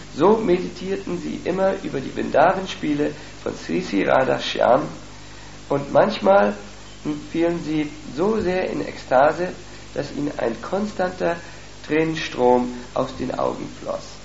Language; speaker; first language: German; native; German